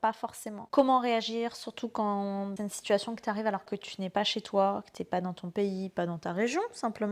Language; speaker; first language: French; native; French